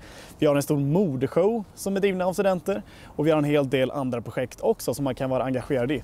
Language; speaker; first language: Swedish; native; Swedish